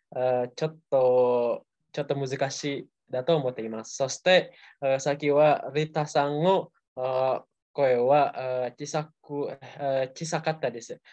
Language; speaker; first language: Japanese; non-native, learner; Indonesian